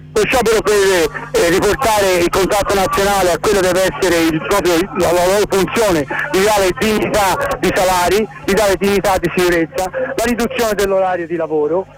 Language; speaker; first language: Italian; native; Italian